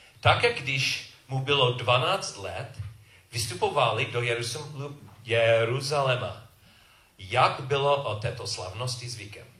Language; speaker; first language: Czech; non-native, learner; English